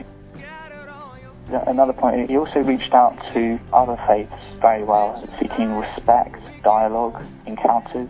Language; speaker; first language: English; native; English